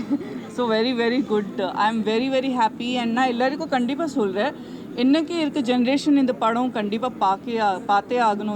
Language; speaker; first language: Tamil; non-native, fluent; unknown